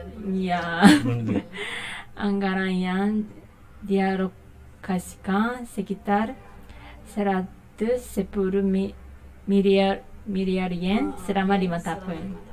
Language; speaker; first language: Indonesian; non-native, learner; Japanese